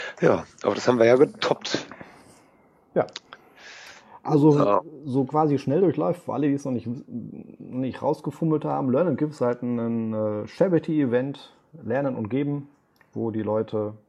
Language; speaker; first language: German; native; German